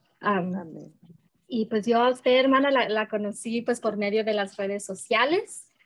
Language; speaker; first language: Spanish; early bilingual, heritage; Spanish